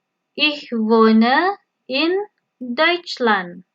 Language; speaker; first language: German; non-native, fluent; Indonesian